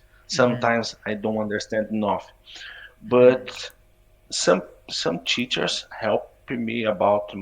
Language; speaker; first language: English; non-native, learner; Portuguese